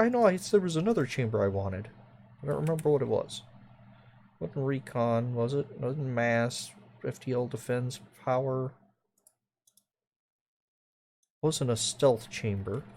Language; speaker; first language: English; native; English